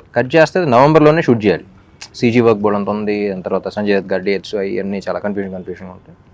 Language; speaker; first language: Telugu; native; Telugu